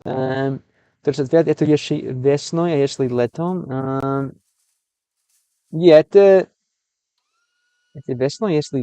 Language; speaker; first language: Russian; non-native, learner; English